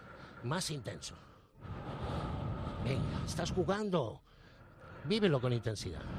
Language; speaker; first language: Spanish; native; Spanish